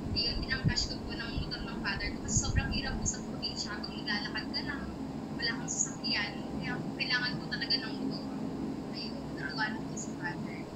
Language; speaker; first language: Filipino; non-native, local second language; Iloko